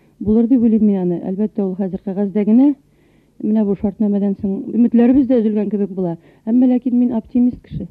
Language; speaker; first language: Tatar; native; Tatar